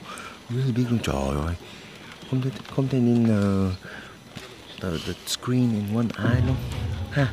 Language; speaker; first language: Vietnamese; non-native, learner; Korean